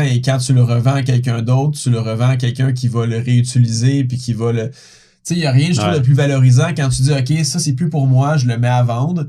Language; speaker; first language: French; native; French